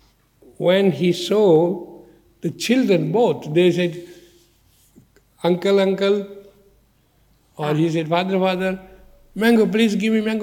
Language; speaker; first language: English; non-native, learner; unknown